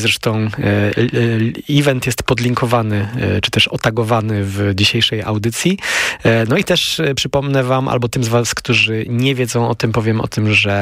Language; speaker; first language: Polish; native; Polish